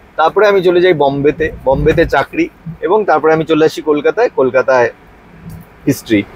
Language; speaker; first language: Bangla; native; Bangla